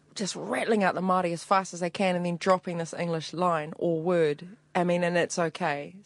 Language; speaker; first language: English; native; English